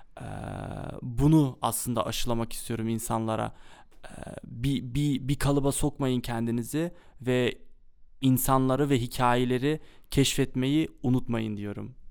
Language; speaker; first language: Turkish; early bilingual, heritage; Turkish